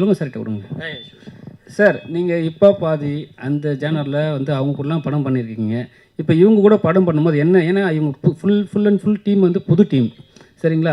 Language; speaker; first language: Tamil; native; Tamil